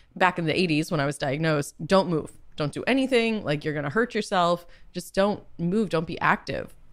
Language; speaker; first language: English; native; English